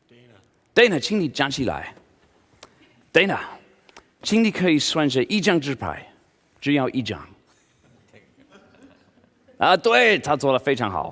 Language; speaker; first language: Chinese; non-native, learner; English